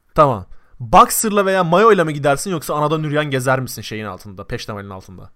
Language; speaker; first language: Turkish; native; Turkish